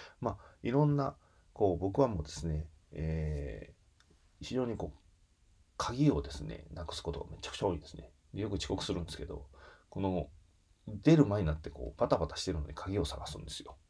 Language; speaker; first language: Japanese; native; Japanese